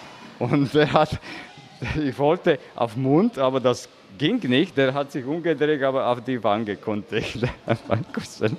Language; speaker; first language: German; non-native, fluent; Slovak